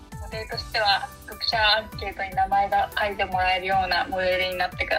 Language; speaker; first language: Japanese; native; Japanese